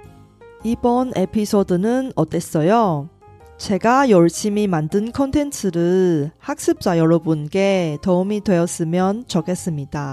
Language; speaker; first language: Korean; non-native, fluent; Chinese